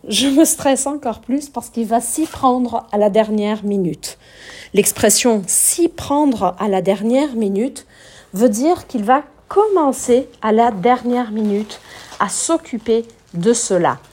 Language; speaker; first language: French; non-native, fluent; Portuguese